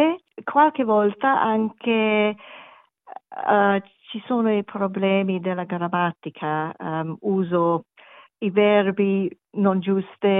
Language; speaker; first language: Italian; non-native, learner; German